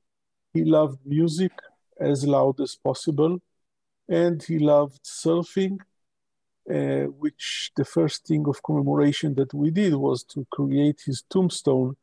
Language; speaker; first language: English; non-native, local second language; Hebrew